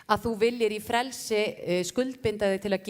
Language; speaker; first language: Icelandic; native; Icelandic